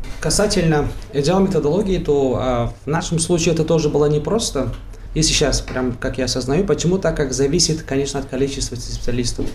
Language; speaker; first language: Russian; non-native, local second language; Tajik